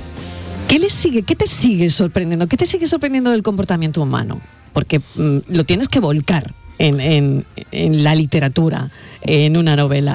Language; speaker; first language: Spanish; native; Spanish